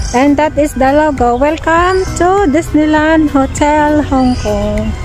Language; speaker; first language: English; non-native, local second language; Filipino